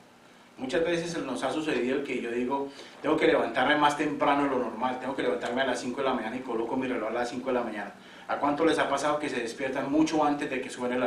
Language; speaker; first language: Spanish; native; Spanish